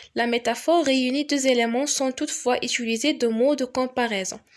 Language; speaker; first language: French; non-native, local second language; Arabic